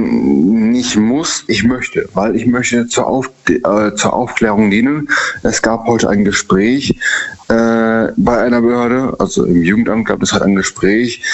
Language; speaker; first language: German; native; German